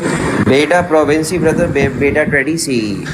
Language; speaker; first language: Indonesian; non-native, learner; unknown